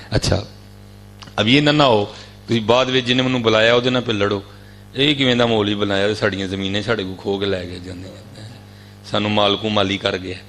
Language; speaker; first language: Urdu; non-native, local second language; Punjabi